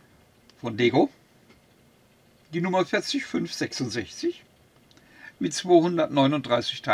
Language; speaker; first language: German; native; German